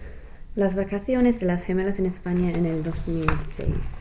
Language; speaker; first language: Spanish; non-native, learner; English